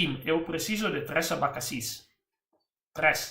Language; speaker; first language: Portuguese; non-native, learner; Italian